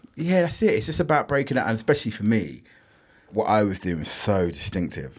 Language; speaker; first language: English; native; English